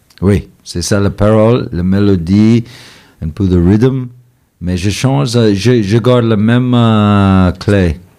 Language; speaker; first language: French; non-native, fluent; English